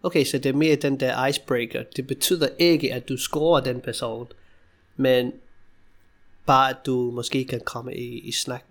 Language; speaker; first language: Danish; non-native, fluent; English